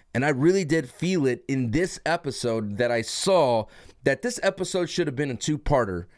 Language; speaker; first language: English; native; English